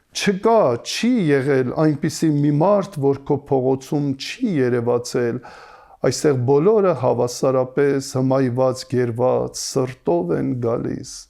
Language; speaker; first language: Armenian; native; Armenian